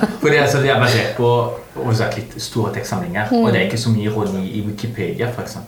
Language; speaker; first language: Norwegian; non-native, fluent; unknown